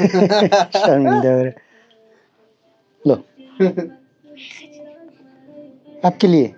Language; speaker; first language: Hindi; non-native, learner; Bangla